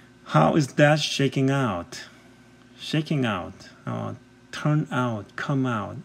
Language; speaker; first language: English; non-native, fluent; Korean